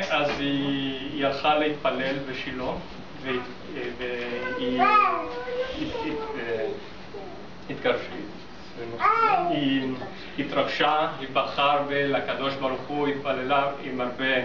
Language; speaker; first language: Hebrew; non-native, fluent; English